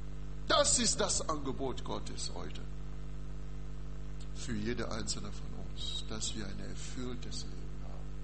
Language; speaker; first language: German; non-native, learner; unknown